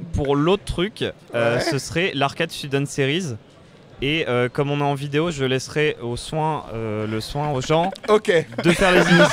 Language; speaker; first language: French; native; French